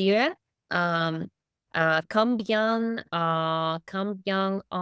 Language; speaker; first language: French; non-native, learner; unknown